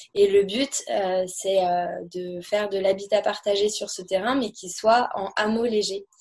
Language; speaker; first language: French; native; French